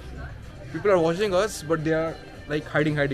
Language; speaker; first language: English; non-native, local second language; Hindi